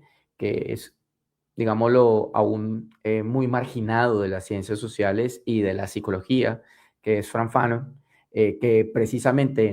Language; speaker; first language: Spanish; native; Spanish